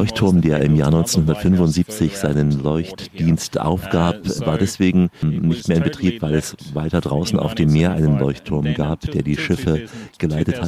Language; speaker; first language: German; native; German